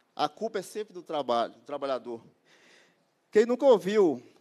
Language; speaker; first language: Portuguese; native; Portuguese